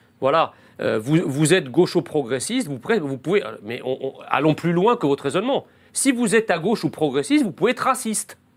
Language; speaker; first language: French; early bilingual, other home language; Arabic